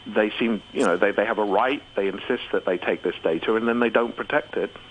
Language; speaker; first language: English; native; English